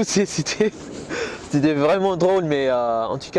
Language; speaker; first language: French; non-native, learner; English